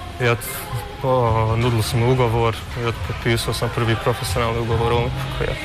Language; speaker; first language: Bosnian; early bilingual, heritage; Bosnian